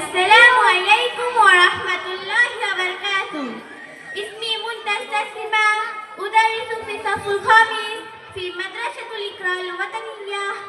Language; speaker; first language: Arabic; non-native, learner; Bangla